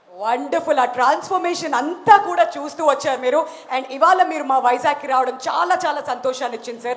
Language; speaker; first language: Telugu; native; Telugu